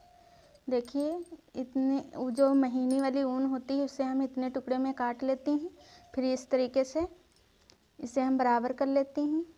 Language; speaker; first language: Hindi; native; Hindi